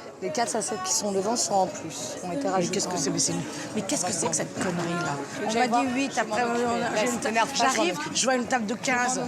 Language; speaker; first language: French; native; French